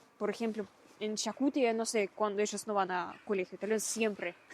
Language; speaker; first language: Spanish; non-native, learner; Russian